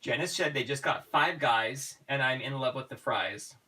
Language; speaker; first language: English; native; English